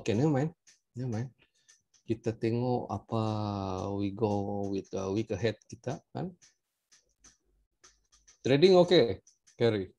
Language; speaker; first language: English; non-native, local second language; Malay